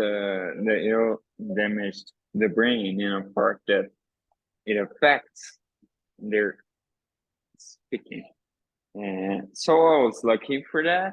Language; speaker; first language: English; non-native, fluent; Portuguese